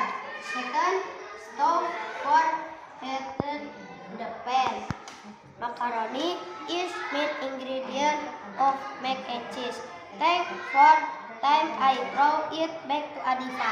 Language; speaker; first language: English; non-native, learner; Indonesian